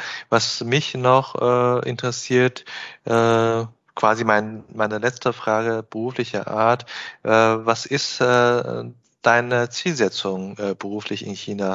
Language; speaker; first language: German; non-native, fluent; Chinese